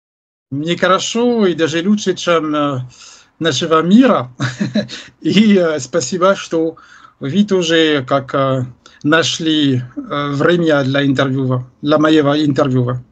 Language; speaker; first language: Russian; non-native, fluent; French